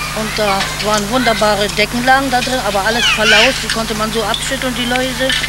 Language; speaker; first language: German; native; German